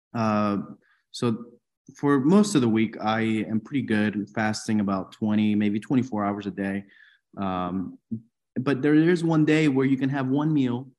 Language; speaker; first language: English; non-native, fluent; Spanish